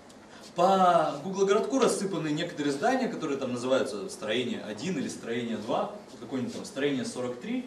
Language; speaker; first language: Russian; native; Russian